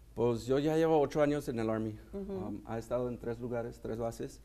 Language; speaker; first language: Spanish; early bilingual, heritage; Spanish